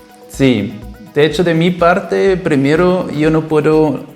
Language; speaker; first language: Spanish; non-native, fluent; German